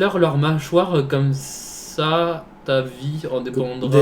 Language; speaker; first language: French; native; French